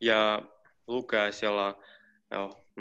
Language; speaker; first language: Finnish; non-native, learner; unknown